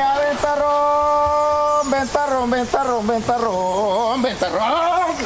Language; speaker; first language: Spanish; native; Spanish